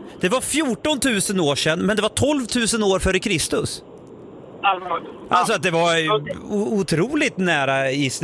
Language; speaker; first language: Swedish; native; Swedish